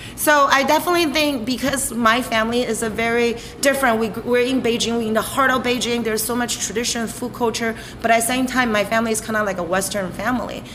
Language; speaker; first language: English; non-native, fluent; Chinese